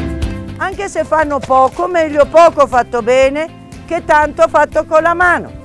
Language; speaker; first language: Italian; native; Italian